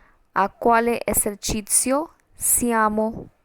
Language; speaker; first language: Italian; non-native, fluent; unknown